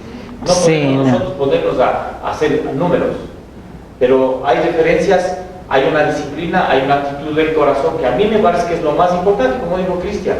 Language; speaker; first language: Spanish; native; Spanish